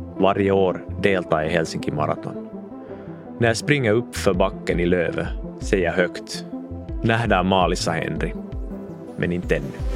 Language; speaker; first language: Swedish; non-native, local second language; Finnish